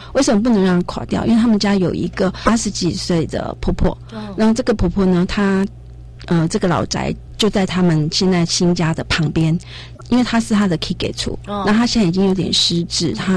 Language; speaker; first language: Chinese; native; Chinese